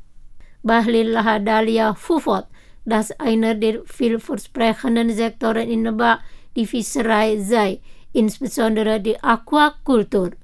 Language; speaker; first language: German; non-native, fluent; Indonesian